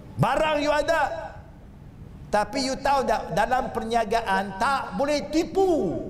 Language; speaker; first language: Malay; non-native, local second language; Chinese